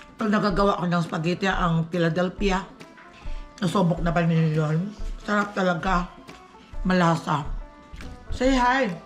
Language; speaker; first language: Filipino; native; Filipino